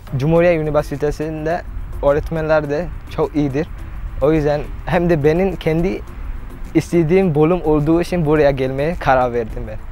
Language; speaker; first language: Turkish; non-native, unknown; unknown